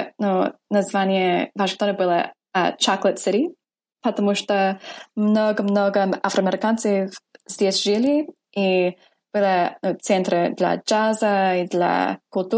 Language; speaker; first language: Russian; non-native, fluent; English